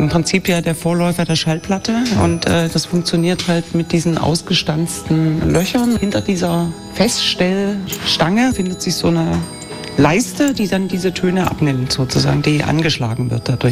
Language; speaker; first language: German; native; German